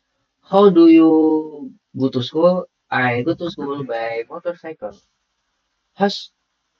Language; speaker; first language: English; non-native, learner; Indonesian